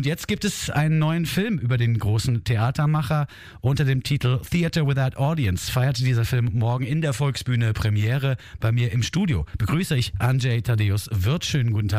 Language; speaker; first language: German; native; German